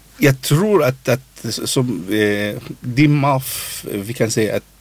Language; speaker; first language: Swedish; non-native, learner; Arabic